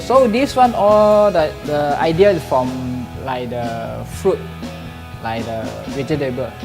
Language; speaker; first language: English; non-native, local second language; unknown